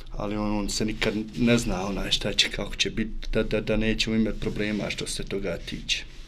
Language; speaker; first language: Croatian; native; Croatian